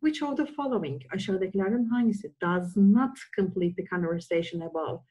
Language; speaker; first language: English; non-native, fluent; Turkish